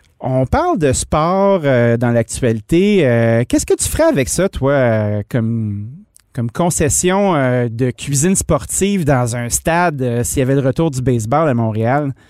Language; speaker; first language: French; native; French